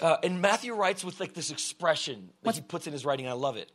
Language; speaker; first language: English; early bilingual, other home language; Russian